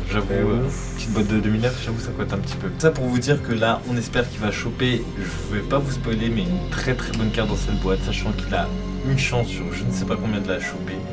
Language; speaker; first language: French; native; French